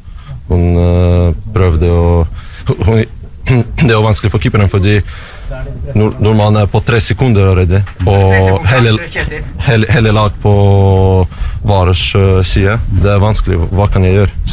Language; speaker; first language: Norwegian; non-native, learner; Russian